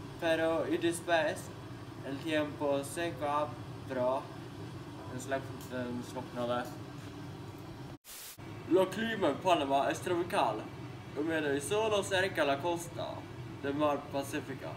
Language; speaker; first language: Spanish; non-native, learner; Swedish